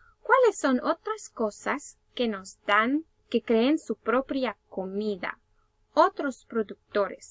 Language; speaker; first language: Spanish; early bilingual, heritage; Spanish